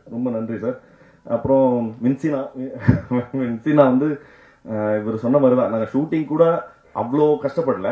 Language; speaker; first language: Tamil; native; Tamil